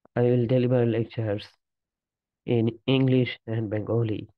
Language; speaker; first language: English; non-native, local second language; Bangla